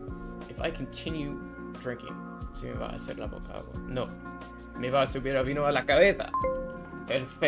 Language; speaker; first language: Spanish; non-native, fluent; English